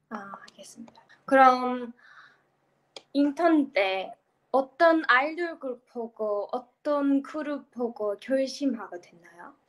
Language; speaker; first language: Korean; non-native, learner; Turkish